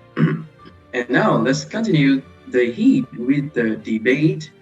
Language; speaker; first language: English; non-native, fluent; Vietnamese